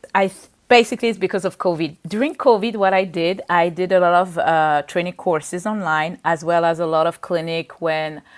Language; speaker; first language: English; non-native, fluent; French